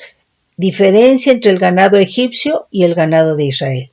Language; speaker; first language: Spanish; native; Spanish